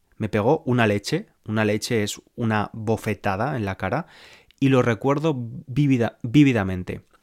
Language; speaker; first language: Spanish; native; Spanish